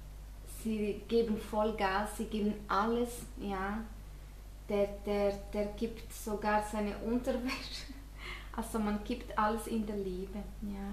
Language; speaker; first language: German; non-native, fluent; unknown